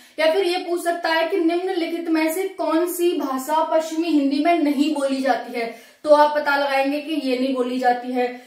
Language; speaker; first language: Hindi; native; Hindi